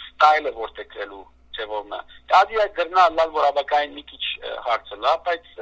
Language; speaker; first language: Armenian; native; Armenian